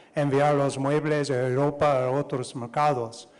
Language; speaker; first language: Spanish; non-native, learner; English